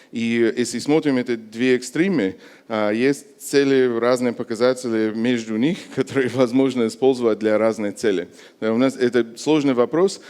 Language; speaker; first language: Russian; non-native, fluent; English